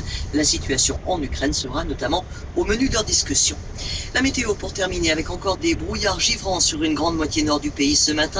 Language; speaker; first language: French; native; French